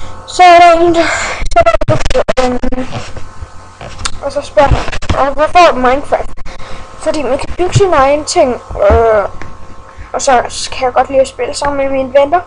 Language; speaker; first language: Danish; early bilingual, other home language; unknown